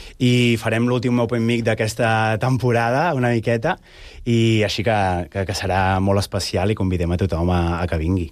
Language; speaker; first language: Catalan; native; Catalan